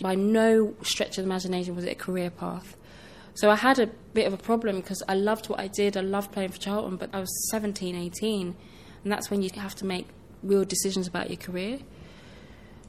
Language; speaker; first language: English; native; English